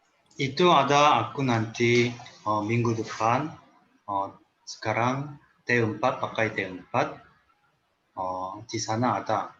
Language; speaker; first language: Indonesian; non-native, learner; Korean